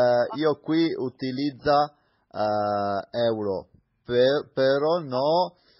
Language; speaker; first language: Italian; non-native, learner; English